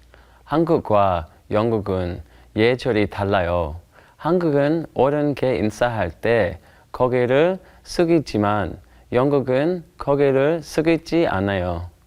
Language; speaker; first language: Korean; non-native, learner; English